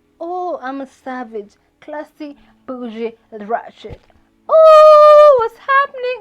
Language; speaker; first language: English; non-native, local second language; Swahili